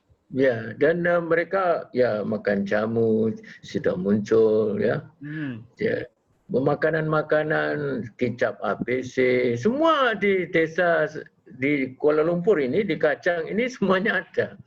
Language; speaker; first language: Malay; non-native, local second language; Javanese